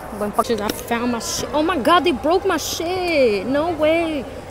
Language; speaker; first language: English; early bilingual, other home language; Spanish